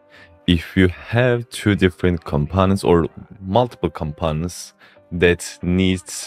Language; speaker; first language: English; non-native, fluent; Turkish